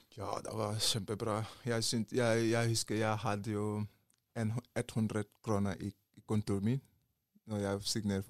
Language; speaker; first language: Norwegian; non-native, learner; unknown